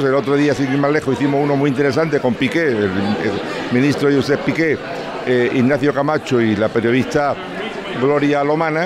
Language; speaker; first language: Spanish; native; Spanish